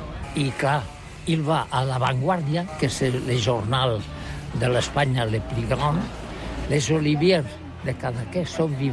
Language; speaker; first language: French; non-native, learner; Catalan